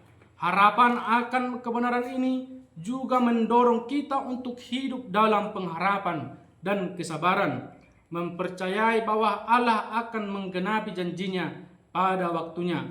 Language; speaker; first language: Indonesian; native; Indonesian